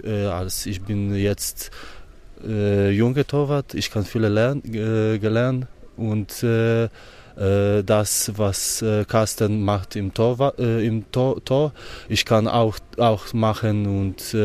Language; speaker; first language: German; non-native, learner; Polish